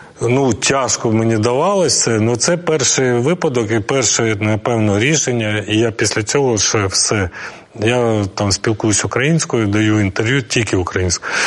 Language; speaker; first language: Ukrainian; non-native, local second language; Russian